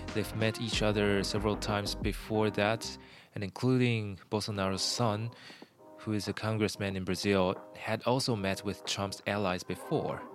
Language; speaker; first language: English; non-native, fluent; Chinese